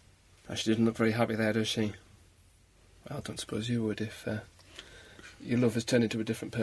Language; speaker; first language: English; native; English